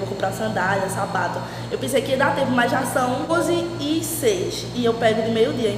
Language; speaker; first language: Portuguese; native; Portuguese